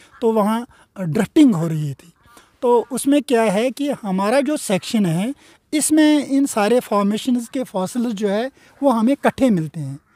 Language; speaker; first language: Urdu; non-native, local second language; Kashmiri